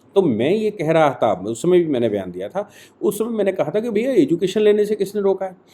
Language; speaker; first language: Hindi; native; Hindi